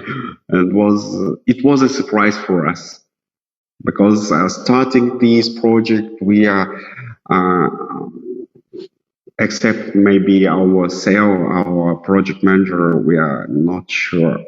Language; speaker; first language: English; non-native, fluent; Russian